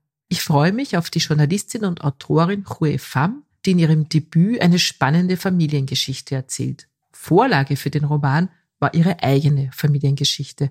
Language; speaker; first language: German; native; German